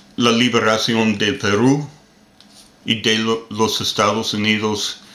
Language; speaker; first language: Spanish; non-native, learner; English